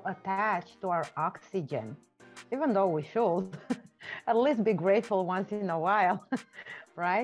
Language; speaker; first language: English; non-native, fluent; Romanian